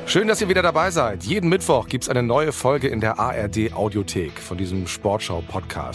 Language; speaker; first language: German; native; German